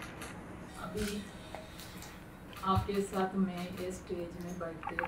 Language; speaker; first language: Hindi; non-native, local second language; Malayalam